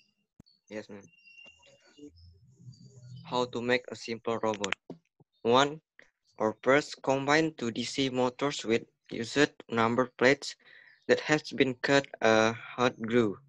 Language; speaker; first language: English; non-native, learner; Indonesian